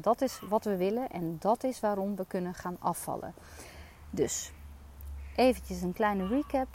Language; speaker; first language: Dutch; native; Dutch